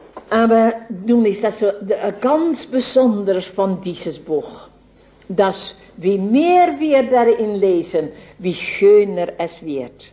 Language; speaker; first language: German; non-native, fluent; Dutch